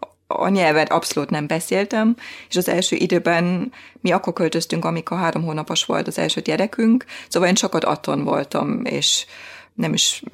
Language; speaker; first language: Hungarian; non-native, fluent; German